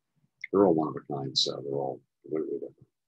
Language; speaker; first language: English; native; English